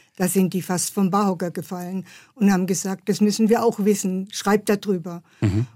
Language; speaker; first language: German; native; German